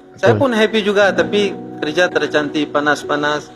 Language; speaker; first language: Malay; non-native, learner; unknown